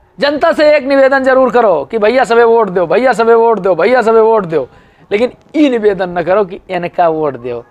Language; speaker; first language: Hindi; native; Hindi